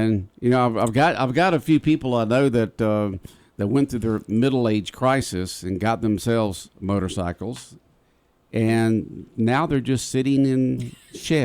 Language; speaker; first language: English; native; English